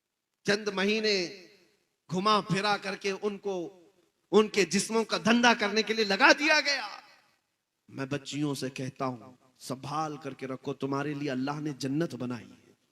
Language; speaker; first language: Hindi; native; Hindi